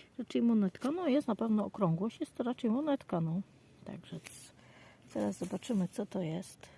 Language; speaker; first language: Polish; native; Polish